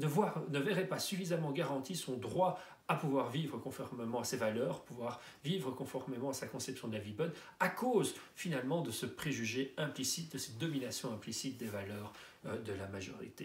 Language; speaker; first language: French; native; French